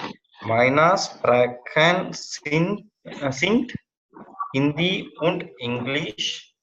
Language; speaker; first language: German; non-native, learner; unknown